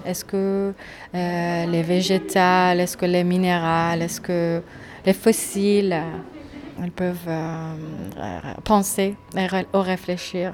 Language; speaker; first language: French; non-native, fluent; Persian